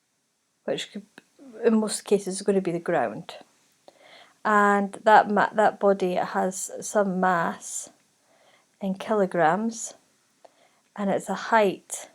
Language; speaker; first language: English; native; English